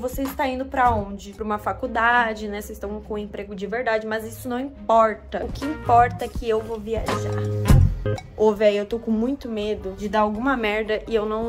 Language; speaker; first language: Portuguese; native; Portuguese